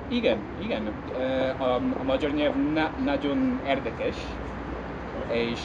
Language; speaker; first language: Hungarian; non-native, learner; English